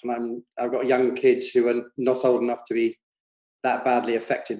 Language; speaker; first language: English; native; English